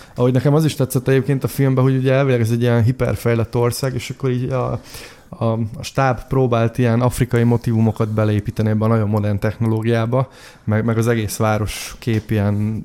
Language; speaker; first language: Hungarian; native; Hungarian